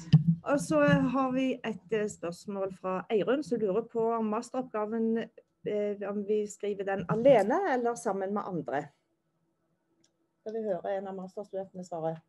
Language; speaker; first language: Norwegian; native; Norwegian